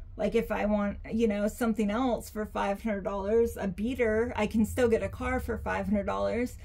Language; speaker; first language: English; native; English